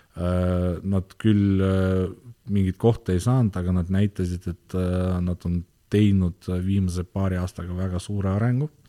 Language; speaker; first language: Estonian; non-native, local second language; Russian